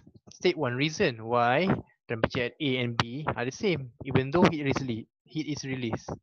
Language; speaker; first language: English; non-native, local second language; Malay